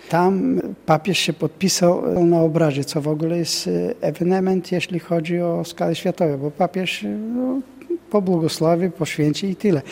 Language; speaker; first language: Polish; non-native, fluent; Bulgarian